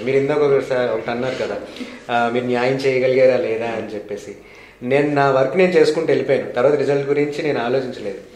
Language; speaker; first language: Telugu; native; Telugu